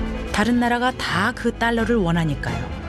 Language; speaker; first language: Korean; native; Korean